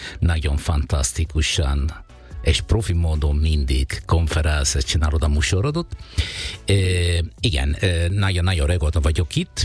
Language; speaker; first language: Hungarian; non-native, fluent; Italian